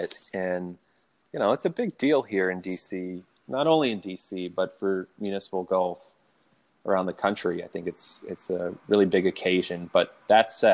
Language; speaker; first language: English; native; English